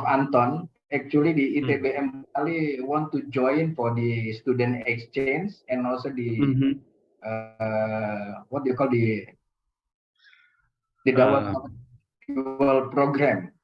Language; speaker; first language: English; non-native, learner; Indonesian